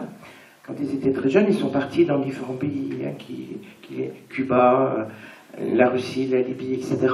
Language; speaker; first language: French; native; French